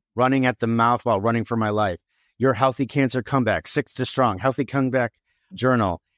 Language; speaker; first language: English; native; English